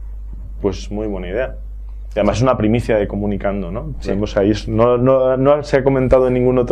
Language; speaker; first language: Spanish; native; Spanish